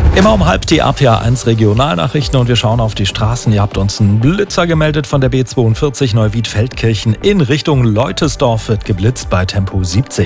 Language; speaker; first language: German; native; German